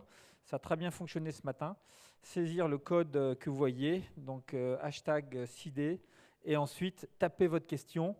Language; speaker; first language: French; native; French